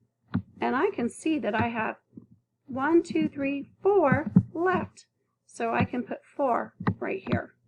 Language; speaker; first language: English; native; English